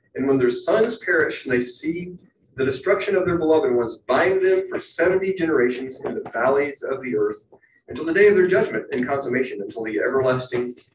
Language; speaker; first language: English; native; English